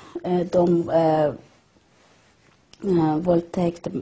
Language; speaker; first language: Swedish; non-native, learner; Persian